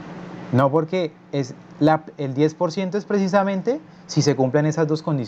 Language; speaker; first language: Spanish; native; Spanish